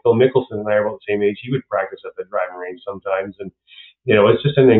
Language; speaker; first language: English; native; English